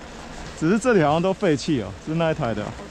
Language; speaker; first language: Chinese; native; Chinese